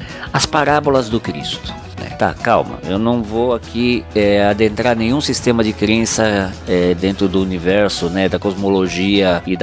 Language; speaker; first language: Portuguese; native; Portuguese